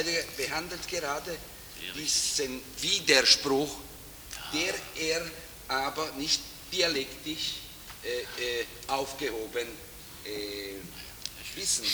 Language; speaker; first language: German; non-native, fluent; Italian